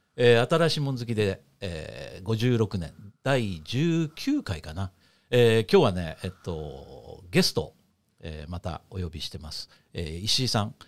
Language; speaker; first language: Japanese; native; Japanese